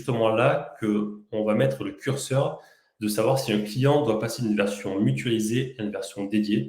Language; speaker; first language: French; native; French